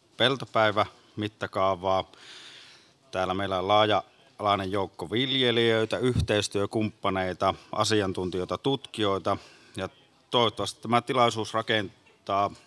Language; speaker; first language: Finnish; native; Finnish